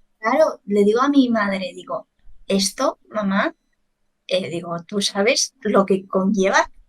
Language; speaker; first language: Spanish; early bilingual, other home language; Chinese